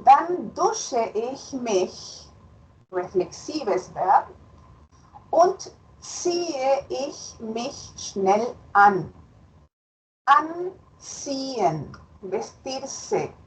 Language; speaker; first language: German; non-native, fluent; Spanish